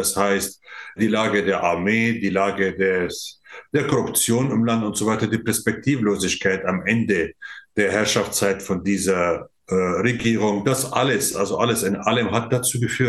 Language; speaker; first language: German; non-native, fluent; Arabic